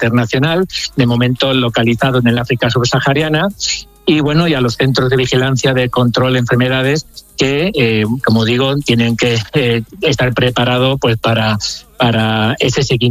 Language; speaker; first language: Spanish; native; Spanish